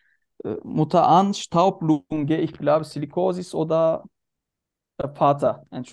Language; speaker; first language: German; non-native, learner; Turkish